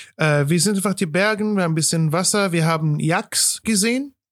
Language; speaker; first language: German; non-native, fluent; Arabic